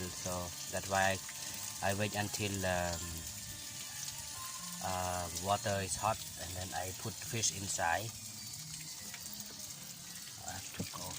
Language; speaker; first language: English; non-native, learner; Lao